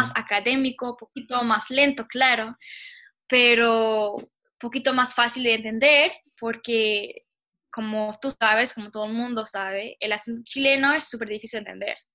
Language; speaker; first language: Spanish; non-native, fluent; English